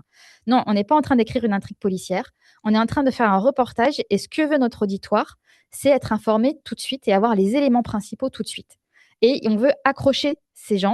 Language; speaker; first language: French; native; French